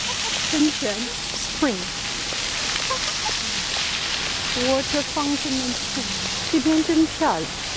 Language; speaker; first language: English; non-native, learner; Chinese